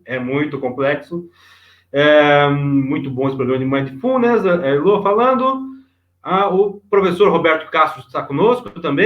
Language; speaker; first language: Portuguese; native; Portuguese